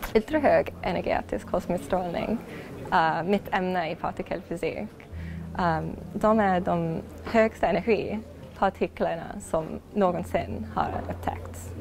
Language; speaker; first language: Swedish; non-native, fluent; English